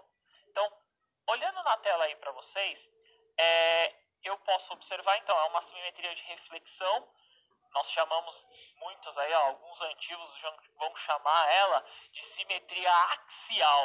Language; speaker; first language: Portuguese; native; Portuguese